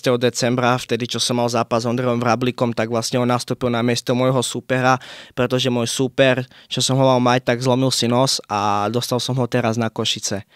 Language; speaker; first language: Slovak; native; Slovak